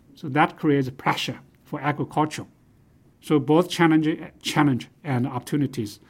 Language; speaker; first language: English; non-native, fluent; Chinese